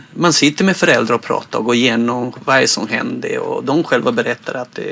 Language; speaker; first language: Swedish; non-native, fluent; Spanish